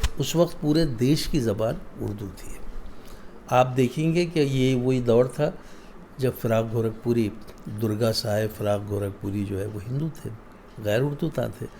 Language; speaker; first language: Urdu; native; Urdu